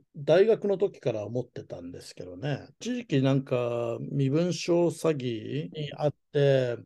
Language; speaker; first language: Japanese; native; Japanese